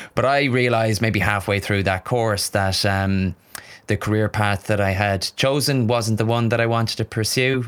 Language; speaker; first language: English; native; English